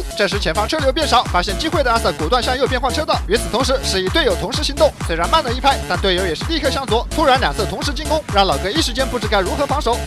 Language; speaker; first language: Chinese; native; Chinese